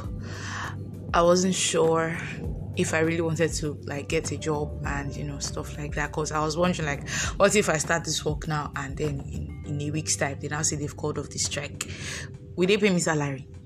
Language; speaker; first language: English; non-native, local second language; Yoruba